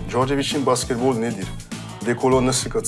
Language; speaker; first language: Turkish; non-native, fluent; French